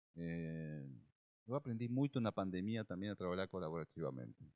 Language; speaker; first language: Portuguese; non-native, learner; Spanish